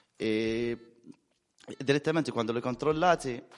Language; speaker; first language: Italian; non-native, fluent; Arabic